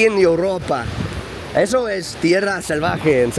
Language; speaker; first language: Spanish; non-native, learner; English